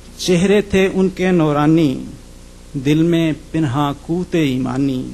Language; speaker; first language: Urdu; native; Urdu